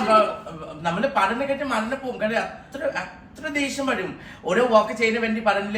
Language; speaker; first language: Malayalam; non-native, local second language; Assamese